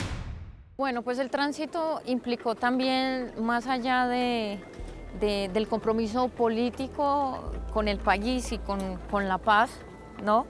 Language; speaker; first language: Spanish; native; Spanish